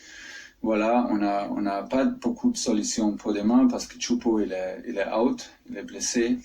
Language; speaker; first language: French; non-native, fluent; German